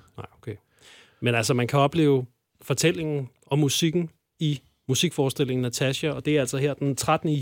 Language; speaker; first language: Danish; native; Danish